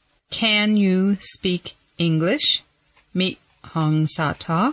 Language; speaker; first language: English; non-native, fluent; Mon